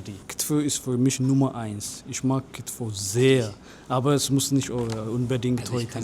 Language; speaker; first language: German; non-native, fluent; Amharic